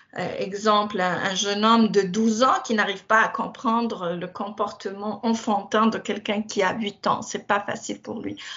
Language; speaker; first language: French; non-native, local second language; Berber languages